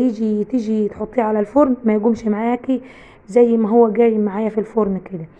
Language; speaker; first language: Arabic; native; Arabic